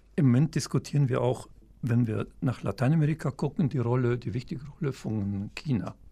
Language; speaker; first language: German; native; German